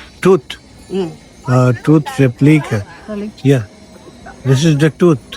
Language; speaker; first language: English; non-native, learner; Bangla